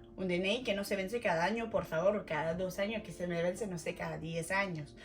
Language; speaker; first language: Spanish; non-native, fluent; French